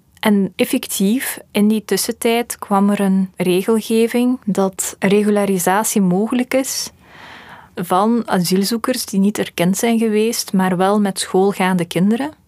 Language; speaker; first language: Dutch; early bilingual, other home language; Russian